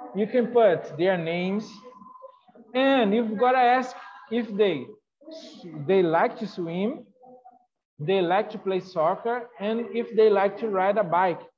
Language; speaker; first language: English; non-native, fluent; Portuguese